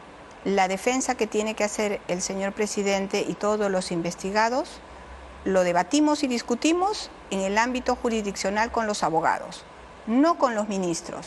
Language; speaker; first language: Spanish; native; Spanish